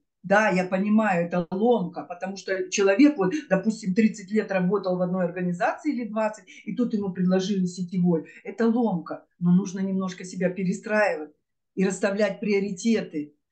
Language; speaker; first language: Russian; native; Russian